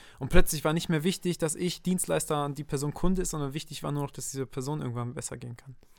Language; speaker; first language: German; native; German